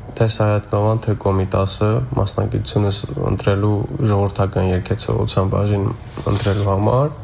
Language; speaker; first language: Armenian; native; Armenian